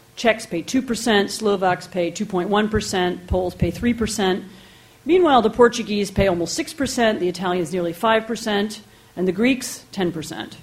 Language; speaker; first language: English; native; English